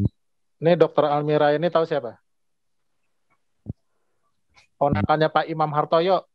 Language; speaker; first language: Indonesian; native; Indonesian